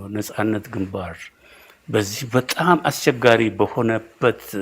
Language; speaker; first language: Amharic; non-native, local second language; Oromo